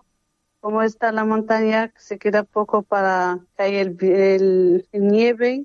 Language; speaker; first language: Spanish; non-native, fluent; Arabic